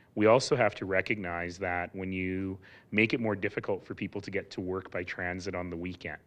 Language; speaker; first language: English; native; English